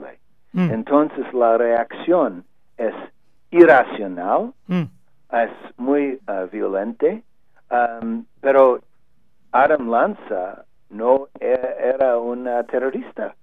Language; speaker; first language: Spanish; non-native, learner; English